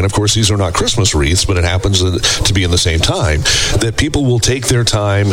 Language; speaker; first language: English; native; English